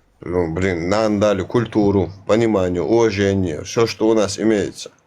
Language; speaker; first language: Russian; non-native, local second language; Chechen